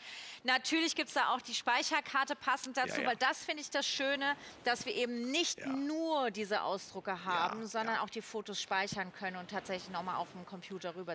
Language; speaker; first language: German; native; German